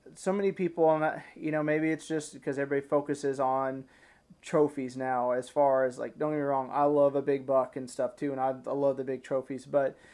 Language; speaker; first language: English; native; English